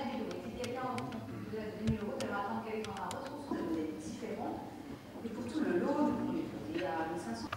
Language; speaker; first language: French; native; French